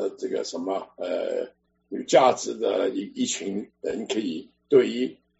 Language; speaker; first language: Chinese; native; Chinese